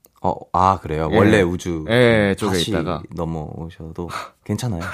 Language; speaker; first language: Korean; native; Korean